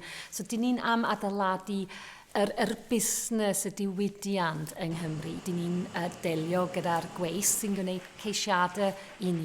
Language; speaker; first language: Welsh; non-native, fluent; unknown